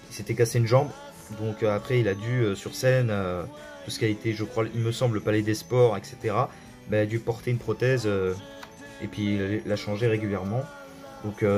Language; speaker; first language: French; native; French